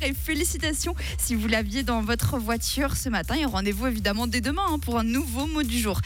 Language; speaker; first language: French; native; French